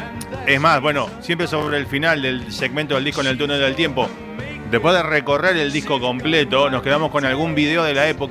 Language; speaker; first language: Spanish; native; Spanish